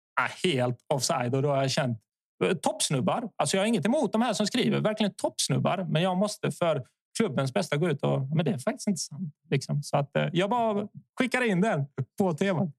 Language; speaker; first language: Swedish; early bilingual, other home language; Bosnian